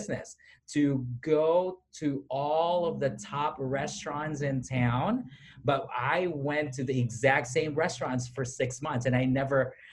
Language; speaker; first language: English; non-native, local second language; Filipino